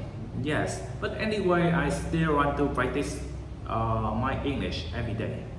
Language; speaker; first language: English; non-native, learner; Vietnamese